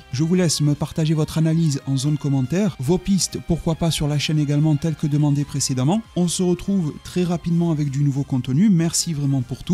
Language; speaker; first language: French; native; French